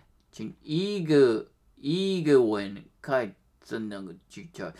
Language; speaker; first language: Chinese; non-native, learner; Japanese